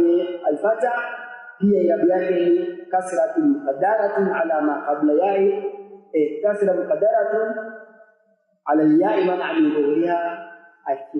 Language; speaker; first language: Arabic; non-native, fluent; Swahili